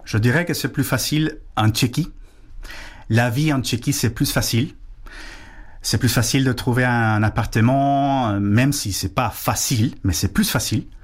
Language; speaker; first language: French; non-native, fluent; Spanish